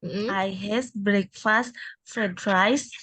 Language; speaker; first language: English; non-native, learner; Indonesian